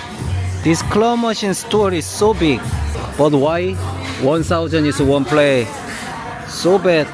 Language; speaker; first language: English; non-native, learner; Korean